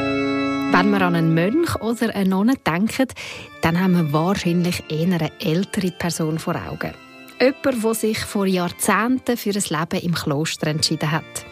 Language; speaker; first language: German; native; German